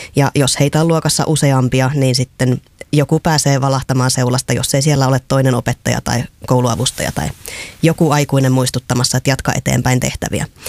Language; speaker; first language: Finnish; native; Finnish